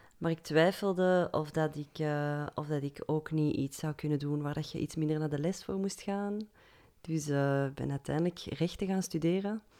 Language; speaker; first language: Dutch; native; Dutch